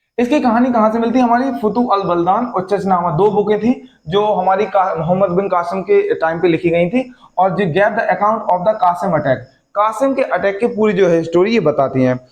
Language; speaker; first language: Hindi; native; Hindi